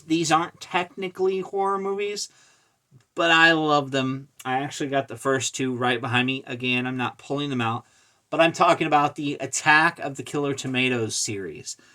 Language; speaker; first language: English; native; English